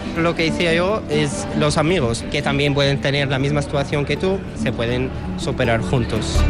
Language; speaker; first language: Spanish; non-native, fluent; Arabic